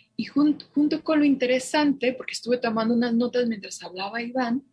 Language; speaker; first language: Spanish; native; Spanish